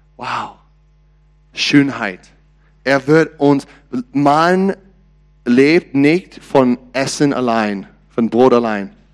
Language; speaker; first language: German; non-native, learner; English